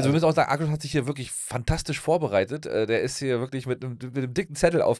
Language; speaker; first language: German; native; German